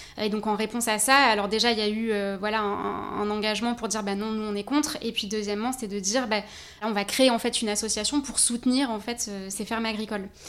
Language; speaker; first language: French; native; French